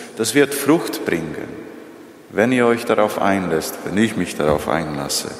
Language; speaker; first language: German; non-native, fluent; Polish